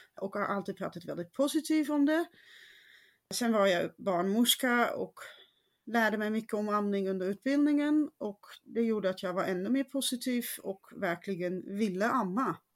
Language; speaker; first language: Swedish; non-native, fluent; Dutch